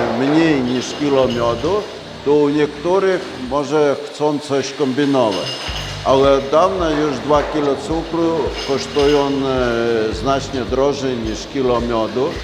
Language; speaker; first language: Polish; non-native, learner; Ukrainian